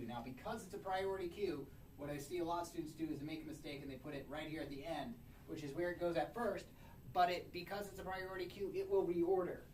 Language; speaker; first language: English; native; English